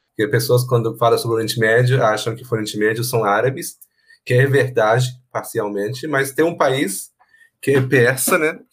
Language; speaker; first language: Portuguese; non-native, fluent; Persian